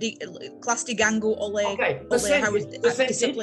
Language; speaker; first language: Indonesian; non-native, fluent; English